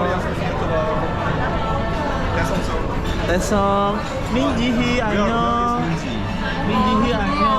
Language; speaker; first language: Korean; non-native, learner; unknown